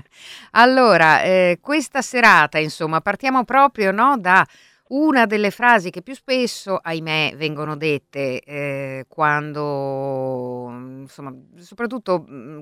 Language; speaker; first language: Italian; native; Italian